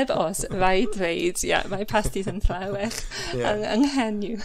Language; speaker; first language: Welsh; non-native, learner; English